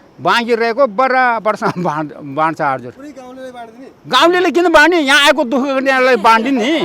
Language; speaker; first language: Nepali; non-native, local second language; Gurung